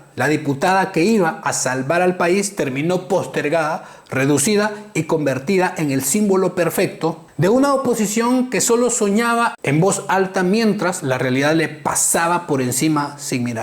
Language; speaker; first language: Spanish; native; Spanish